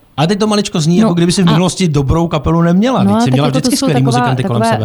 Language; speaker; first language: Czech; native; Czech